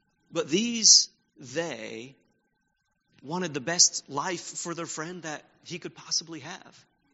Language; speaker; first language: English; native; English